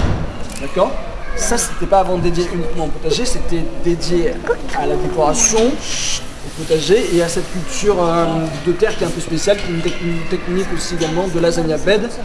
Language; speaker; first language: French; native; French